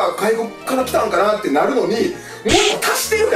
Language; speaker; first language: Japanese; early bilingual, other home language; French